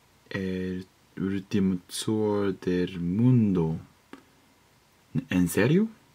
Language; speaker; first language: Spanish; non-native, learner; Japanese